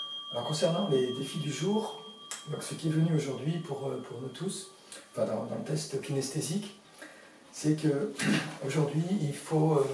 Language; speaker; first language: French; native; French